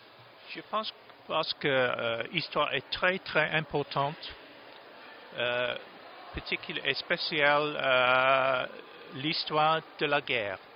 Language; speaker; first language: French; non-native, learner; German